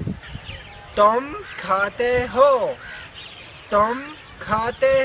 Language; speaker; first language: Hindi; non-native, fluent; Arabic